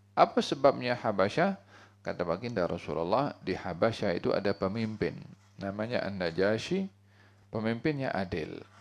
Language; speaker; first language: Malay; native; Malay